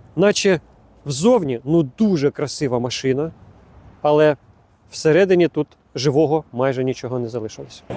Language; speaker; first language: Ukrainian; non-native, local second language; Russian